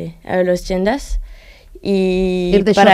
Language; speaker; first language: Spanish; non-native, learner; French